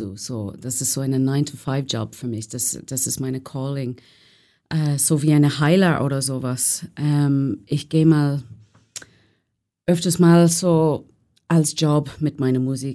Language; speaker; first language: German; non-native, fluent; English